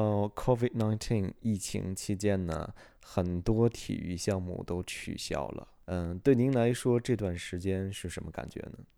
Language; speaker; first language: Chinese; native; Chinese